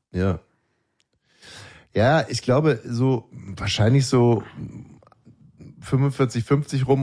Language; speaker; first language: German; native; German